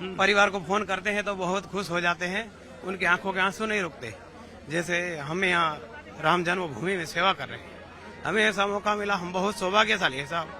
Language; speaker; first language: Hindi; non-native, local second language; Gujarati